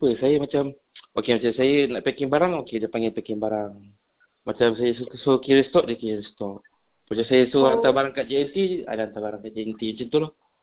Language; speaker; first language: Malay; native; Malay